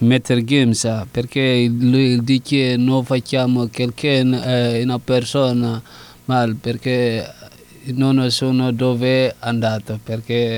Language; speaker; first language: Italian; non-native, learner; Susu